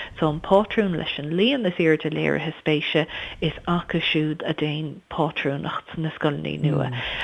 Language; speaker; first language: Irish; native; Irish